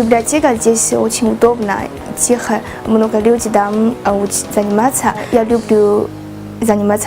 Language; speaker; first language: Russian; non-native, learner; Chinese